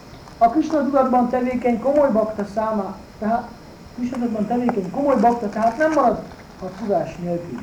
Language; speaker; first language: Hungarian; native; Hungarian